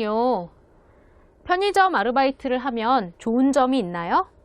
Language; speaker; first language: Korean; native; Korean